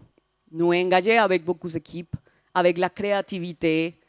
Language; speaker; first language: French; non-native, fluent; Spanish